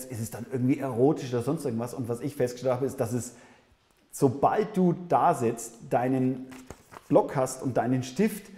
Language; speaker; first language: German; native; German